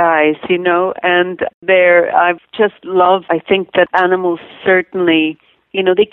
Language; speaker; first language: English; native; English